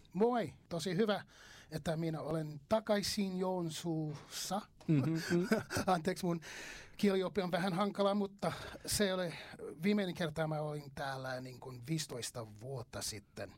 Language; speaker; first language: Finnish; non-native, learner; English